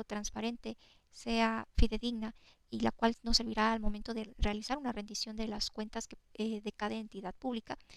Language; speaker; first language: Spanish; native; Spanish